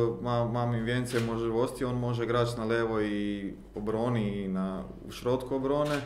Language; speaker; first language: Polish; non-native, learner; Croatian